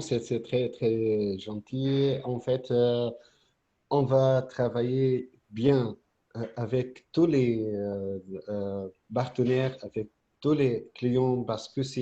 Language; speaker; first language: French; non-native, fluent; Arabic